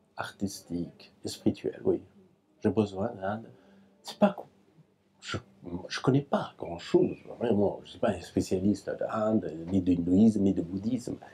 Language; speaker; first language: French; non-native, fluent; Persian